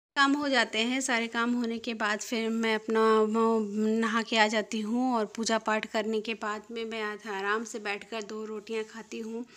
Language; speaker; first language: Hindi; non-native, local second language; Bangla